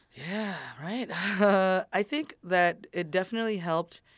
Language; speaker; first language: English; native; English